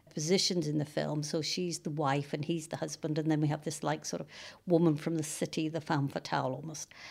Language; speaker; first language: English; native; English